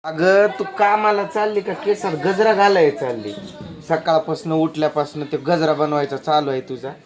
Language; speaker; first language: Marathi; native; Marathi